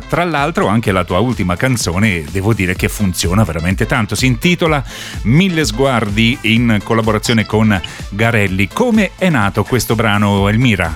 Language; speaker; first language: Italian; native; Italian